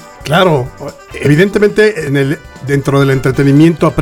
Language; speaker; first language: Spanish; native; Spanish